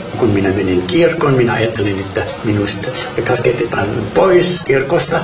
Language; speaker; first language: Finnish; non-native, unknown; Arabic